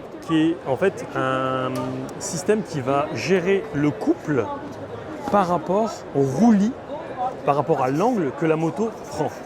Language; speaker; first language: French; native; French